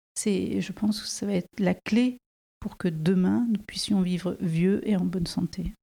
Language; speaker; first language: French; native; French